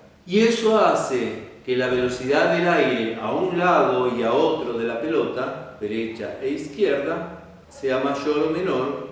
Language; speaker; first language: Spanish; native; Spanish